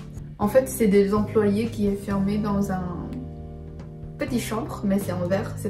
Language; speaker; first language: French; non-native, fluent; Chinese